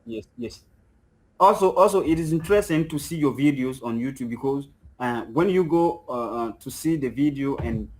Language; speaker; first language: English; non-native, fluent; French